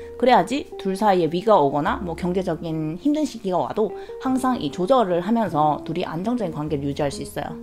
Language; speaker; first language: Korean; native; Korean